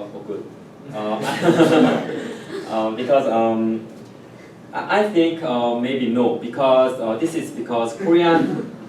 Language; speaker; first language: English; non-native, learner; Korean